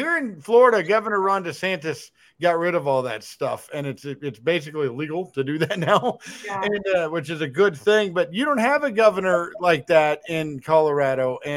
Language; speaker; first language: English; native; English